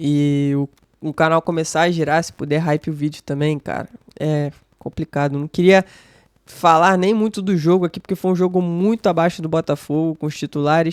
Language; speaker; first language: Portuguese; native; Portuguese